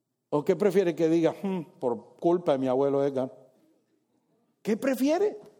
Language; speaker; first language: Spanish; native; Spanish